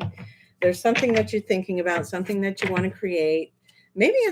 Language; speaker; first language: English; native; English